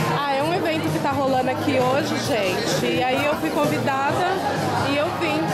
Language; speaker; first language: Portuguese; native; Portuguese